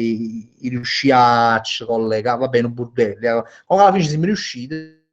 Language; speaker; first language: Italian; native; Italian